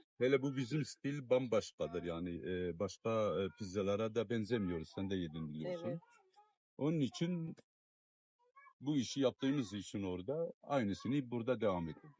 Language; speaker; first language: Turkish; non-native, fluent; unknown